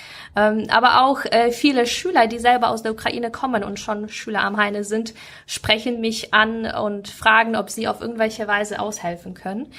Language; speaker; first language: German; non-native, fluent; Ukrainian